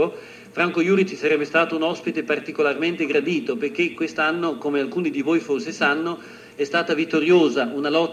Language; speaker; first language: Italian; native; Italian